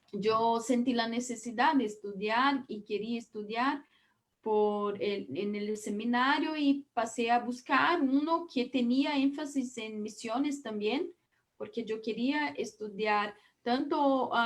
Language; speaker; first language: Spanish; non-native, learner; Portuguese